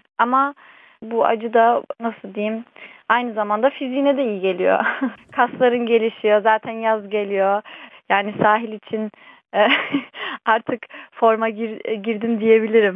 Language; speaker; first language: Turkish; early bilingual, heritage; Turkish